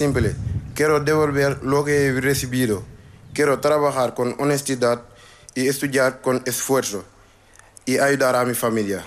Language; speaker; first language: Spanish; non-native, learner; Wolof